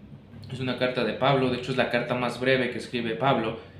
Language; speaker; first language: Spanish; native; Spanish